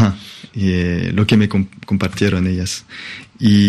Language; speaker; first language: Spanish; non-native, fluent; French